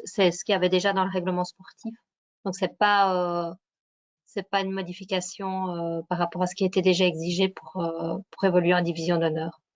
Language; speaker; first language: French; native; French